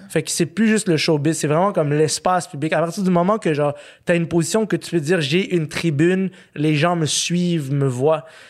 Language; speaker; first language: French; early bilingual, other home language; Arabic